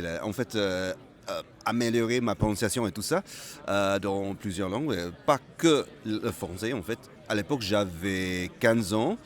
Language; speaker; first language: French; non-native, fluent; Malay